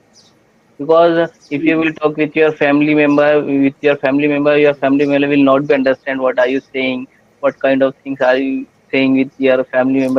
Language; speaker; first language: English; non-native, learner; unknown